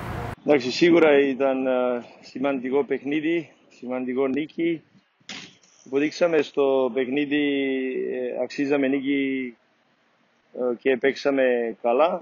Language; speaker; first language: Greek; non-native, fluent; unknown